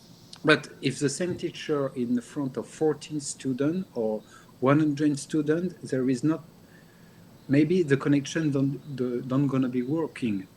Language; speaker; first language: English; non-native, learner; French